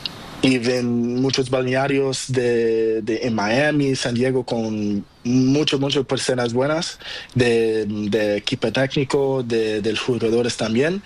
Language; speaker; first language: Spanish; non-native, learner; Portuguese